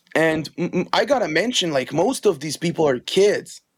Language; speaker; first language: English; non-native, fluent; Hebrew